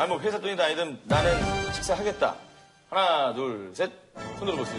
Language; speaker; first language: Korean; native; Korean